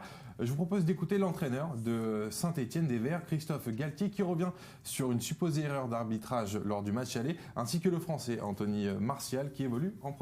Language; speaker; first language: French; native; French